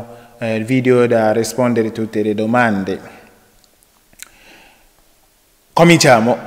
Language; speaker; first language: Italian; non-native, learner; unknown